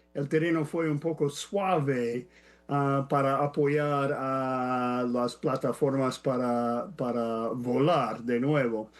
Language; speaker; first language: Spanish; non-native, fluent; English